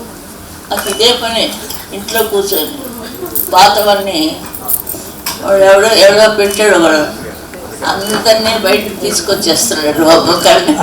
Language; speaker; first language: Telugu; native; Telugu